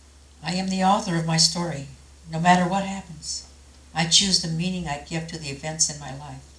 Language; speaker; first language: English; native; English